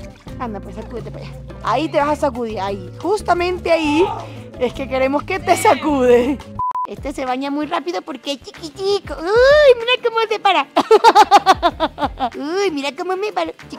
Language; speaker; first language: Spanish; native; Spanish